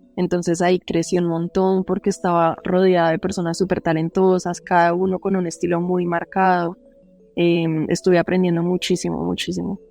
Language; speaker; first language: Spanish; native; Spanish